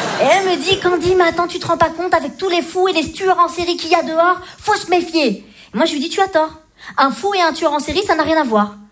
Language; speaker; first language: French; native; French